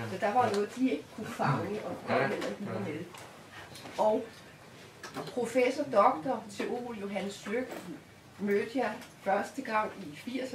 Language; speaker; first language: Danish; native; Danish